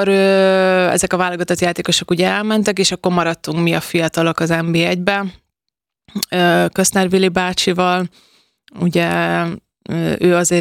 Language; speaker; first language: Hungarian; native; Hungarian